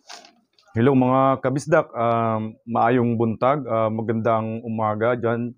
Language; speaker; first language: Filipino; non-native, local second language; Cebuano